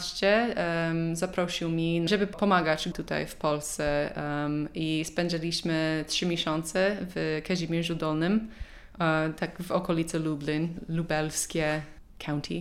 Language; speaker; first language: Polish; non-native, learner; English